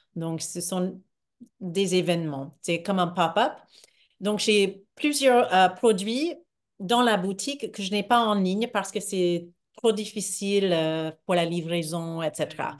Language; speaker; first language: French; non-native, fluent; English